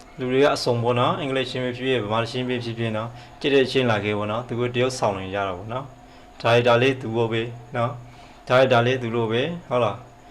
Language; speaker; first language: Burmese; native; Burmese